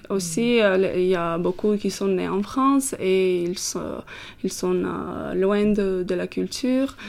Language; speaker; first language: French; non-native, fluent; Armenian